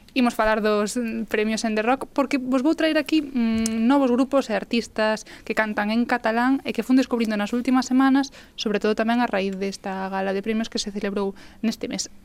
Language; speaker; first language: Galician; native; Galician